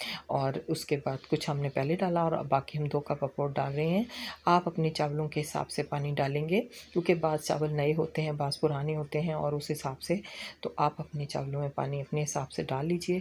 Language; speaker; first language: Hindi; non-native, local second language; Punjabi